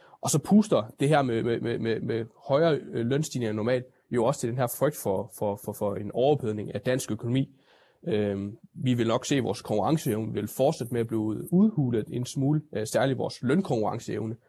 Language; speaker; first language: Danish; native; Danish